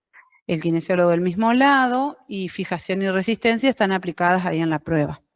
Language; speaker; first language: Spanish; native; Spanish